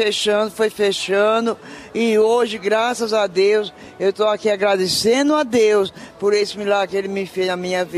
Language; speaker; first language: Portuguese; native; Portuguese